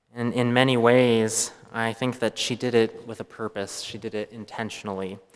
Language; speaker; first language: English; native; English